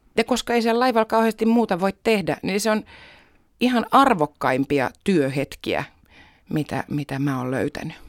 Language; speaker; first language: Finnish; native; Finnish